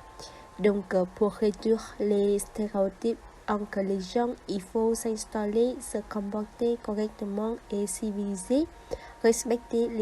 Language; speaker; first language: French; non-native, fluent; Vietnamese